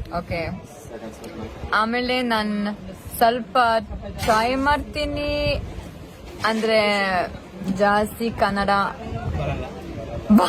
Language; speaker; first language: Kannada; non-native, learner; English